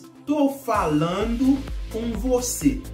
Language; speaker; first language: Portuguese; non-native, learner; Haitian Creole